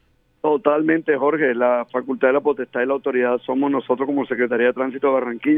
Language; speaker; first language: Spanish; native; Spanish